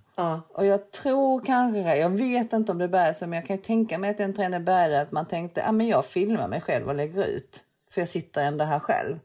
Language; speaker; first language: Swedish; early bilingual, other home language; Korean